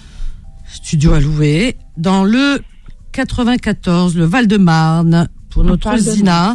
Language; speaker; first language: French; native; French